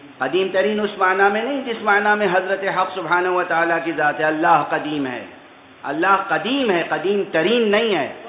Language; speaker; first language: Urdu; native; Urdu